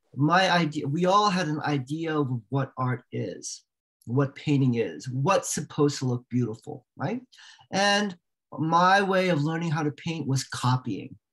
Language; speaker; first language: English; native; English